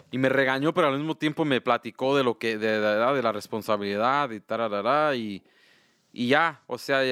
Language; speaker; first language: Spanish; early bilingual, heritage; Spanish